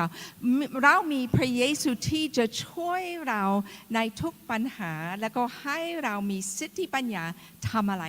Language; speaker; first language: Thai; non-native, fluent; English